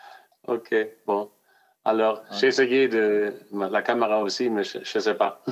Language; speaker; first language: French; non-native, fluent; German